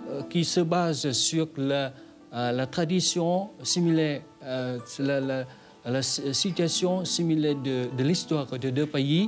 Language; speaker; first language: French; non-native, fluent; Vietnamese